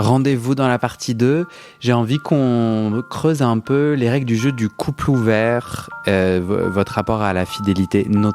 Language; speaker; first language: French; native; French